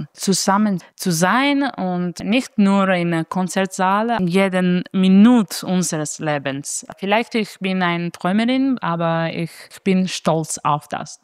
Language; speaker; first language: German; non-native, fluent; Italian